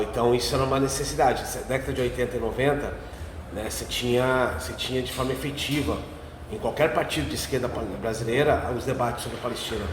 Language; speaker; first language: Portuguese; early bilingual, other home language; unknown